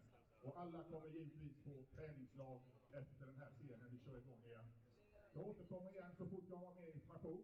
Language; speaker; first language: Swedish; native; Swedish